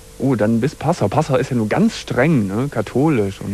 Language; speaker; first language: German; native; German